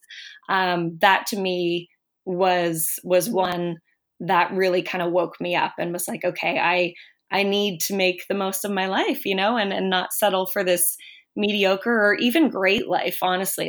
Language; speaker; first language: English; native; English